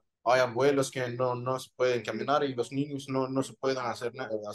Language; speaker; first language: Spanish; non-native, fluent; Arabic